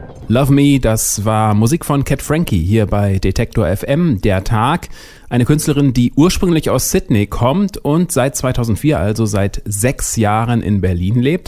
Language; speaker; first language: German; native; German